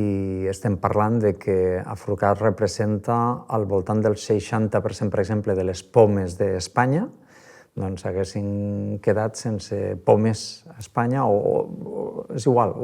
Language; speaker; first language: Catalan; native; Catalan